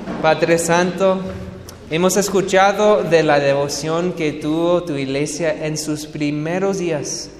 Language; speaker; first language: Spanish; non-native, fluent; English